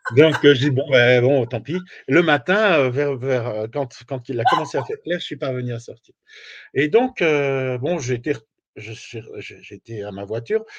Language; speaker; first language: French; native; French